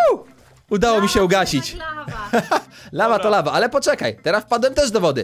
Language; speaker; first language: Polish; native; Polish